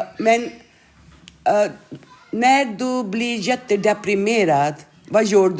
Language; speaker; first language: Swedish; non-native, learner; Urdu